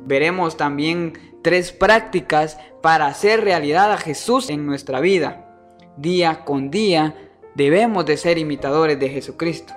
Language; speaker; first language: Spanish; native; Spanish